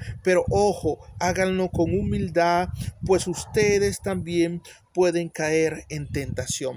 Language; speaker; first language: Spanish; native; Spanish